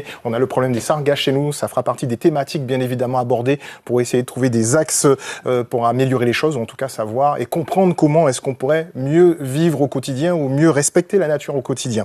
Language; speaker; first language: French; native; French